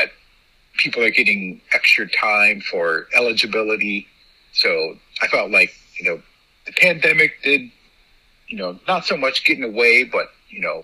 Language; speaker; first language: English; native; English